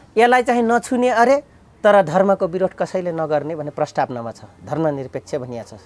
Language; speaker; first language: Nepali; non-native, local second language; Dangaura Tharu